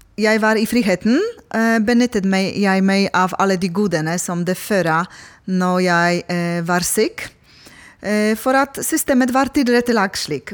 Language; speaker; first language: Norwegian; non-native, fluent; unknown